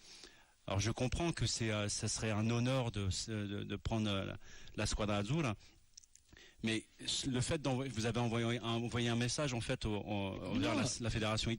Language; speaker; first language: French; native; French